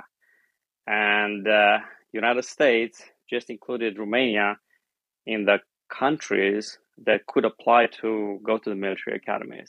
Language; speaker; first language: English; non-native, fluent; Romanian